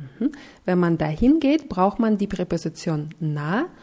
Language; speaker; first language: German; non-native, fluent; Russian